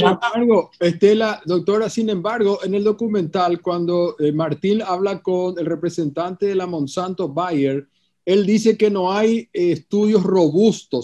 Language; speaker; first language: Spanish; native; Spanish